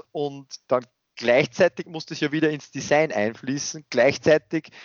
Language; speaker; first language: German; native; German